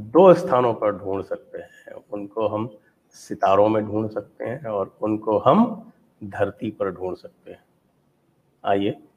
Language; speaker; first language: Hindi; native; Hindi